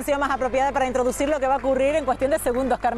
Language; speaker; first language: Spanish; native; Spanish